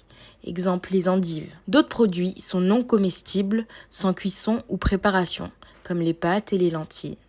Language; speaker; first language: French; native; French